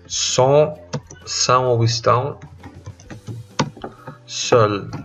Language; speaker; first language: Portuguese; non-native, fluent; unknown